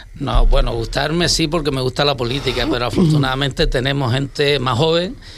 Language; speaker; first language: Spanish; native; Spanish